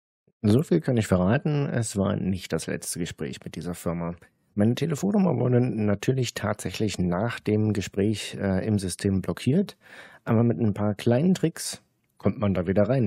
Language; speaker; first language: German; native; German